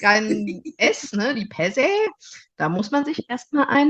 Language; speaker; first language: German; native; German